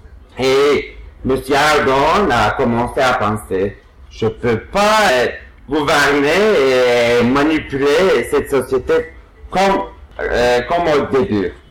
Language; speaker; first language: French; non-native, fluent; Turkish